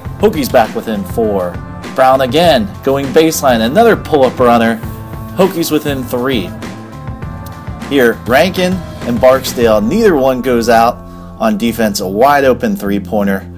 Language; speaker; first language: English; native; English